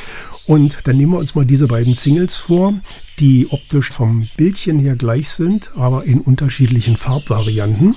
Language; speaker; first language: German; native; German